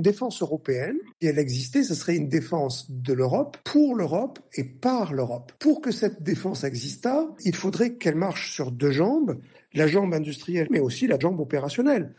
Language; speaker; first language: French; native; French